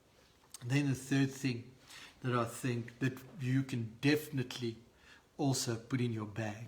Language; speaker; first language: English; non-native, local second language; Afrikaans